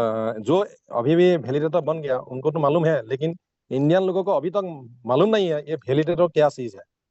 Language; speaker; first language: Hindi; non-native, local second language; Assamese